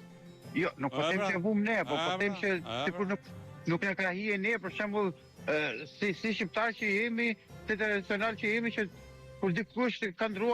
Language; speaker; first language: Albanian; native; Albanian